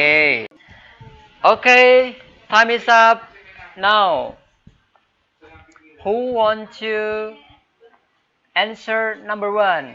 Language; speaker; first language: English; non-native, fluent; Indonesian